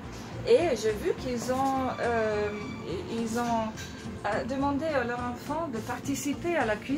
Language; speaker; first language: French; non-native, fluent; Italian